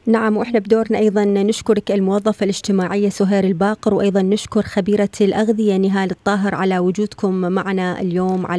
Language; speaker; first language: Arabic; native; Arabic